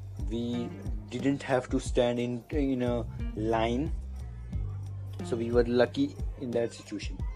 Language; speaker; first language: English; non-native, local second language; Hindi